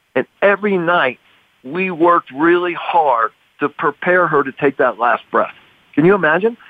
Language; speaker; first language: English; native; English